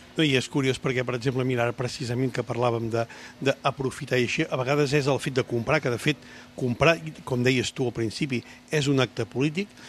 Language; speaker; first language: Catalan; native; Catalan